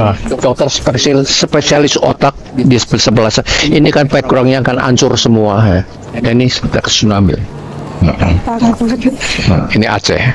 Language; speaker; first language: Indonesian; non-native, learner; Cantonese